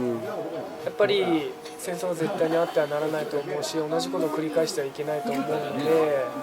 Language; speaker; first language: Japanese; native; Japanese